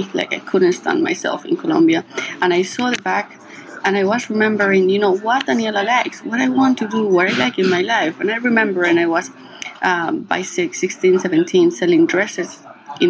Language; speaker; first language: English; non-native, fluent; Spanish